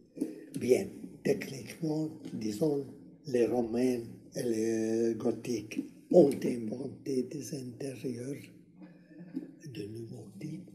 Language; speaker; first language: French; non-native, learner; Hungarian